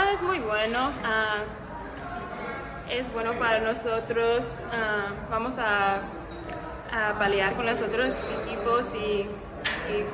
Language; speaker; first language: Spanish; early bilingual, heritage; English